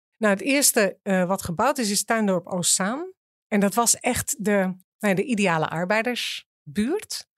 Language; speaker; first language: Dutch; native; Dutch